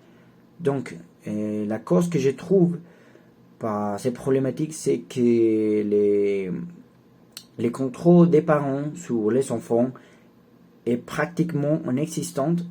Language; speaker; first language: French; non-native, learner; Spanish